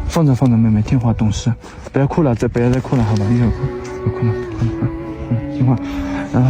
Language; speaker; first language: Chinese; native; Chinese